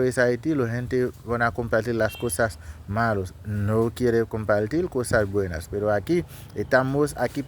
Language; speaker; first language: Spanish; non-native, learner; Haitian Creole